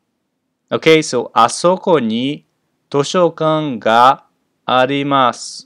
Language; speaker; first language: Japanese; non-native, fluent; English